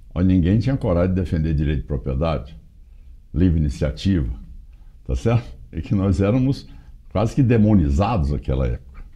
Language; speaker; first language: Portuguese; native; Portuguese